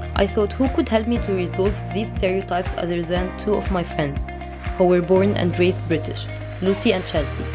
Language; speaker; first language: English; non-native, fluent; Arabic